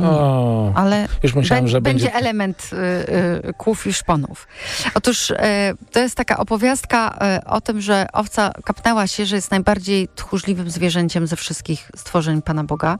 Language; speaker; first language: Polish; native; Polish